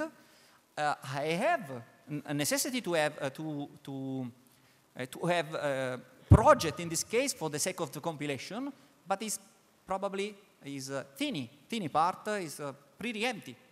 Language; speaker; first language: English; non-native, learner; Italian